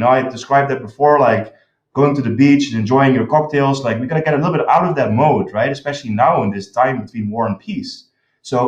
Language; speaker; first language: English; non-native, fluent; Dutch